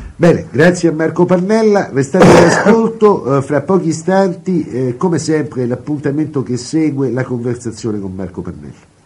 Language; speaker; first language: Italian; native; Italian